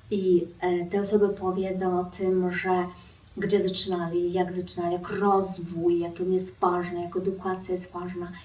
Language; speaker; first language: Polish; non-native, fluent; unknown